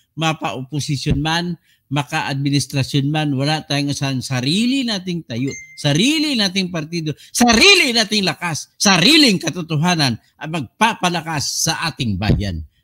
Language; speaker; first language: Filipino; non-native, local second language; Cebuano